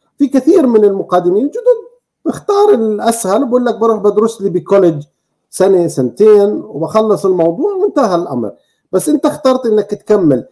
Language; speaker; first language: Arabic; native; Arabic